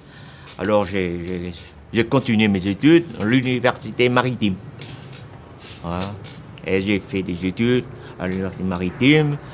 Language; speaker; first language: French; non-native, local second language; Vietnamese